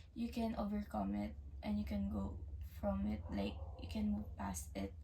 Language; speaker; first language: English; native; English